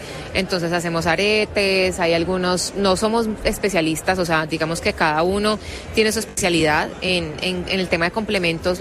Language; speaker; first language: Spanish; native; Spanish